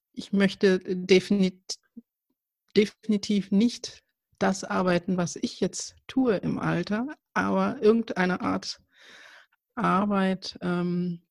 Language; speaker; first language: German; early bilingual, other home language; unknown